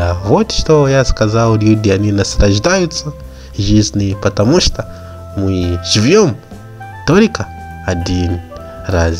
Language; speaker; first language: Russian; non-native, learner; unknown